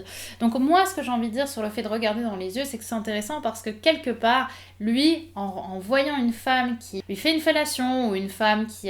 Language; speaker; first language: French; native; French